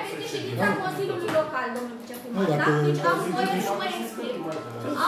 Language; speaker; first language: Romanian; native; Romanian